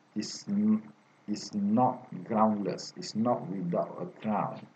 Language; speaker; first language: English; non-native, local second language; Malay